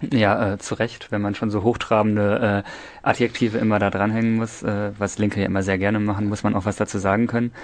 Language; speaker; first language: German; native; German